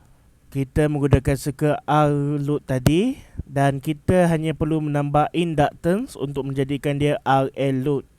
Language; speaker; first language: Malay; native; Malay